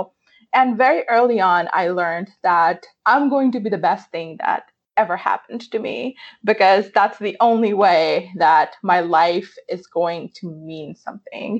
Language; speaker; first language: English; non-native, local second language; Urdu